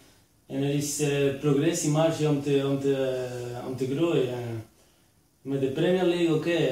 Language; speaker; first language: Dutch; non-native, fluent; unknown